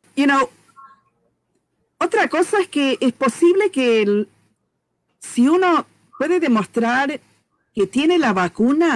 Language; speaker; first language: Spanish; non-native, fluent; English